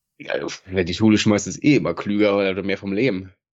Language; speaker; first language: German; native; German